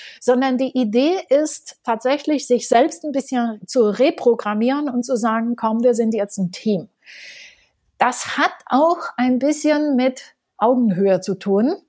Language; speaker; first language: German; non-native, fluent; Romanian